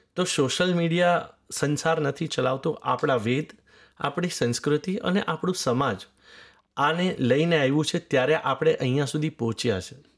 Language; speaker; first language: Gujarati; native; Gujarati